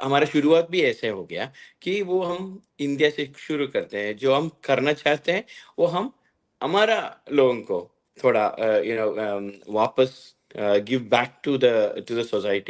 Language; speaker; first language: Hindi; non-native, local second language; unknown